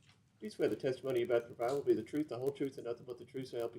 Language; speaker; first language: English; native; English